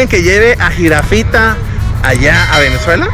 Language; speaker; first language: Spanish; native; Spanish